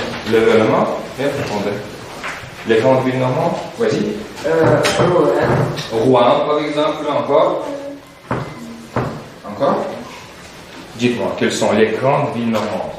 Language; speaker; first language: French; non-native, fluent; Russian